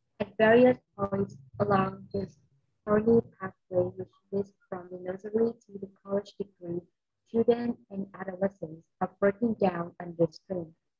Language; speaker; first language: English; non-native, fluent; Vietnamese